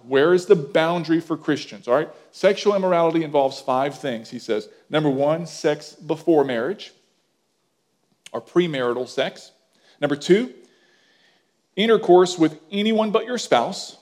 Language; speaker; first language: English; native; English